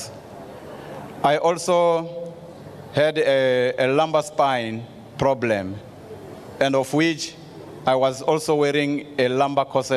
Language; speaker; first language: English; non-native, local second language; Tsonga